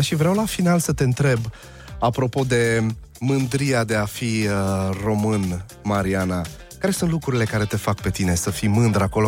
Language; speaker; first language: Romanian; native; Romanian